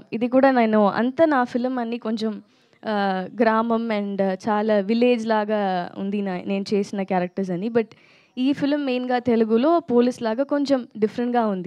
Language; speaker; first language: Telugu; non-native, learner; Tamil